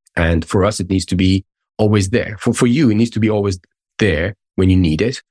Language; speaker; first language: English; non-native, fluent; Persian